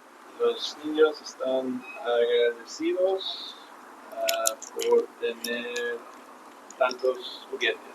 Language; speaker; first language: Spanish; non-native, learner; English